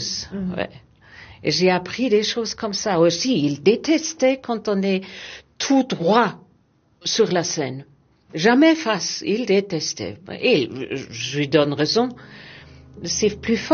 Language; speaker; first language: French; non-native, fluent; German